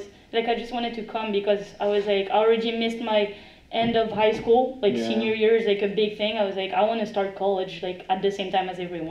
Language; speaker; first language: English; non-native, fluent; French